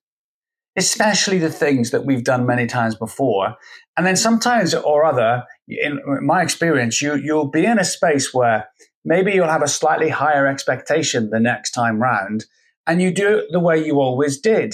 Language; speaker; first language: English; native; English